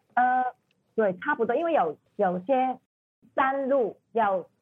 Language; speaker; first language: Chinese; non-native, fluent; Cantonese